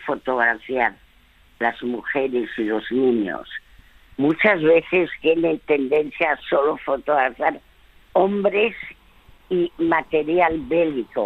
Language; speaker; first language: Spanish; early bilingual, other home language; French